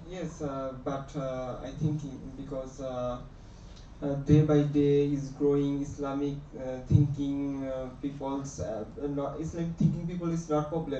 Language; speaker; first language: English; non-native, learner; Bangla